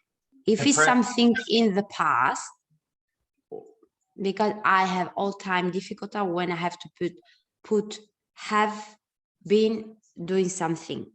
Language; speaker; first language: English; non-native, learner; Spanish